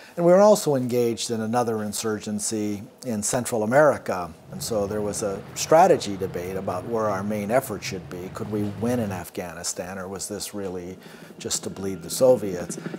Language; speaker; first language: English; native; English